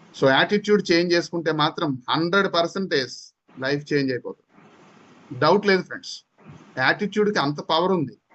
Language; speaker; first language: Telugu; native; Telugu